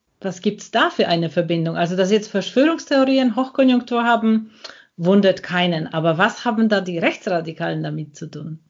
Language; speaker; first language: German; non-native, fluent; Polish